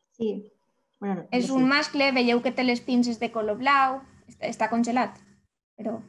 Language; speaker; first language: Catalan; native; Catalan